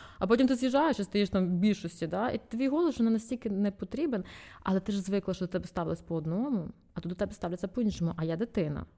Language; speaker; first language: Ukrainian; non-native, local second language; Russian